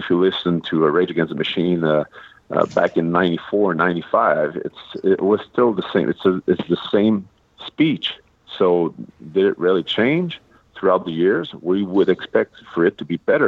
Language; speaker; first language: English; non-native, fluent; French